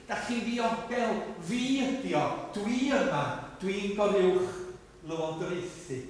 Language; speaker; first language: Welsh; native; Welsh